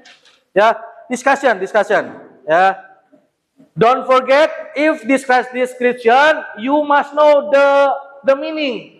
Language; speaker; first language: English; non-native, learner; Indonesian